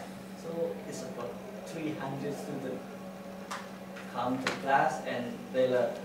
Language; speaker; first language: English; non-native, fluent; Indonesian